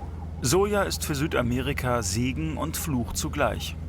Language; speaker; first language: German; native; German